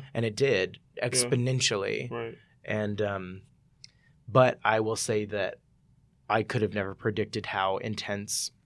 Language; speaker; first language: English; native; English